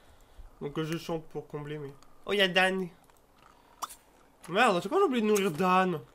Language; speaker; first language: French; native; French